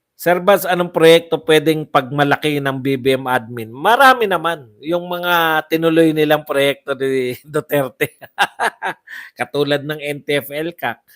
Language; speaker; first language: Filipino; non-native, local second language; Waray